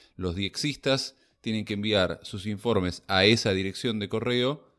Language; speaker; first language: Spanish; native; Spanish